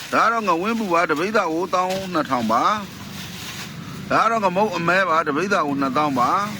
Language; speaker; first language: Burmese; native; Burmese